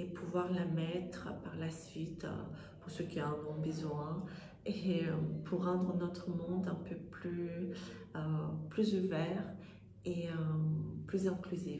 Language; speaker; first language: French; non-native, fluent; Russian